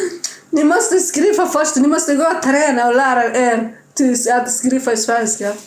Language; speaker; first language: Swedish; non-native, learner; Somali